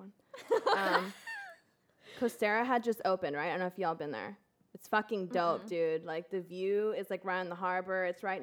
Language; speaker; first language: English; early bilingual, other home language; Spanish